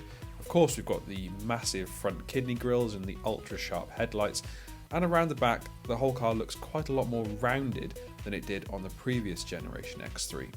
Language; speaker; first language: English; native; English